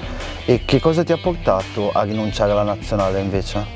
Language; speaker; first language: Italian; native; Italian